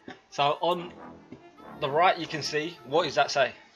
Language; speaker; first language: English; early bilingual, other home language; Italian